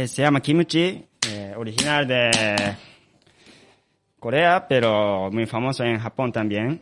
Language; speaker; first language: Spanish; non-native, learner; Japanese